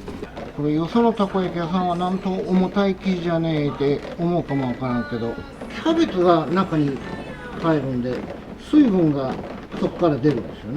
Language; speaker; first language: Japanese; native; Japanese